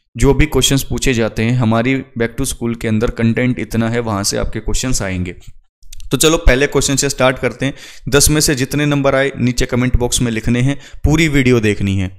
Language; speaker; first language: Hindi; native; Hindi